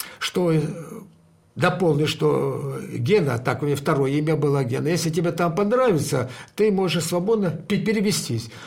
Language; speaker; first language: Russian; native; Russian